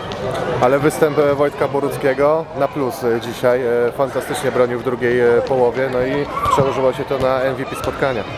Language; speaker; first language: Polish; native; Polish